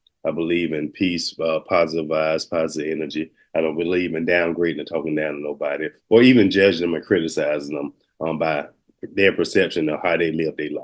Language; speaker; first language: English; native; English